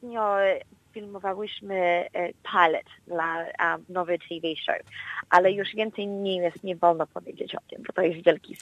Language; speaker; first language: Polish; early bilingual, heritage; Polish